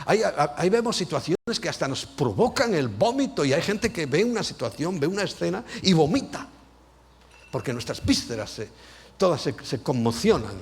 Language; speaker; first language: Spanish; native; Spanish